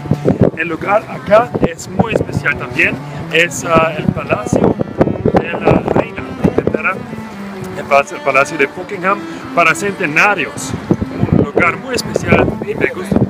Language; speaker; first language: Spanish; non-native, learner; English